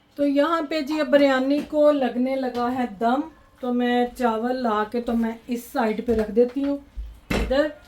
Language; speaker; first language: Urdu; non-native, local second language; Punjabi